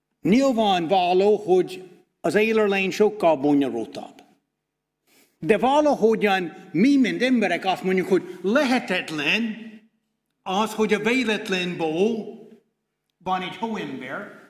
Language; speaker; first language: Hungarian; non-native, fluent; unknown